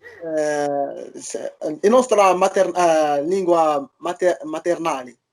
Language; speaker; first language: Italian; non-native, learner; Arabic